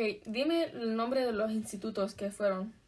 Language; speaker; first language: Spanish; early bilingual, heritage; Spanish